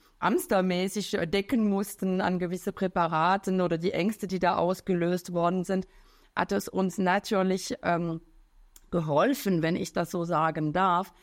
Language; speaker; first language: German; non-native, local second language; French